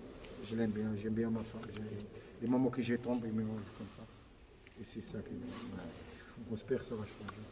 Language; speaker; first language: French; non-native, fluent; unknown